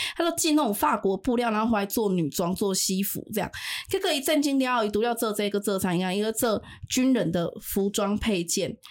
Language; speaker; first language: Chinese; non-native, local second language; Min Nan Chinese